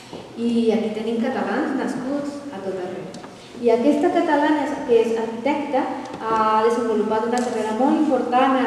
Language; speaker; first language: Catalan; non-native, fluent; Spanish